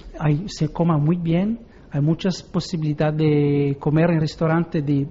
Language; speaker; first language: Spanish; non-native, learner; Italian